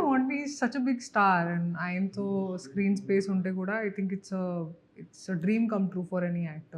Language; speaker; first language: Telugu; non-native, fluent; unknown